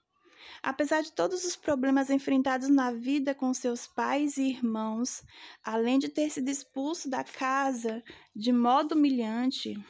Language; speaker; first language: Portuguese; native; Portuguese